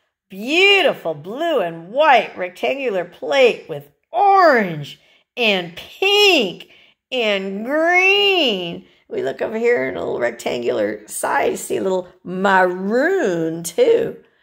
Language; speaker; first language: English; native; English